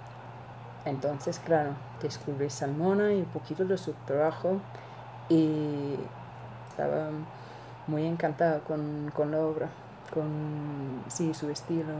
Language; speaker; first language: Spanish; non-native, learner; English